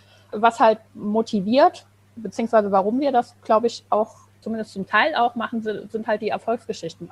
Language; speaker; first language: German; native; German